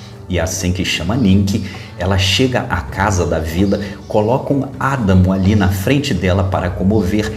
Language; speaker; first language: Portuguese; native; Portuguese